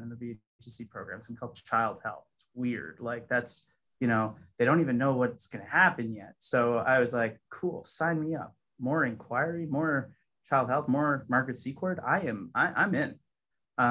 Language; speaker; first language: English; native; English